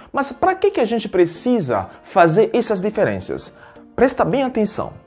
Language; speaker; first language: Portuguese; non-native, fluent; French